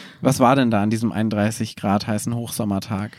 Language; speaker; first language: German; native; German